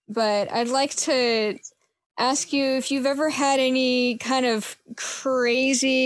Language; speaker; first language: English; native; English